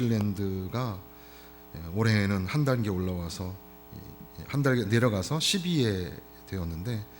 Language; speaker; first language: Korean; native; Korean